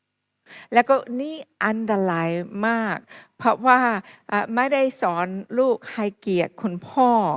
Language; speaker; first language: Thai; non-native, fluent; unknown